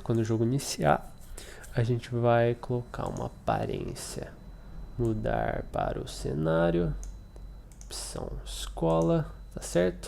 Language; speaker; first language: Portuguese; native; Portuguese